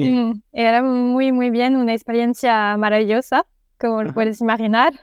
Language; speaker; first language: Spanish; non-native, learner; French